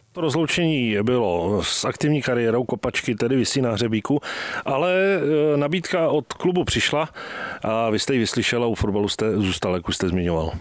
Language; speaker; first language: Czech; native; Czech